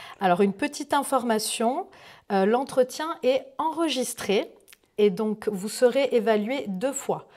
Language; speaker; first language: French; native; French